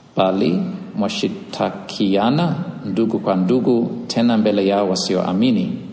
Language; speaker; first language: Swahili; non-native, fluent; English